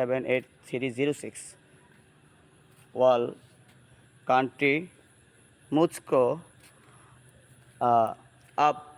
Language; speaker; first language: Hindi; non-native, learner; Bangla